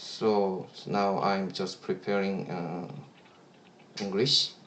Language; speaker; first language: English; non-native, learner; Korean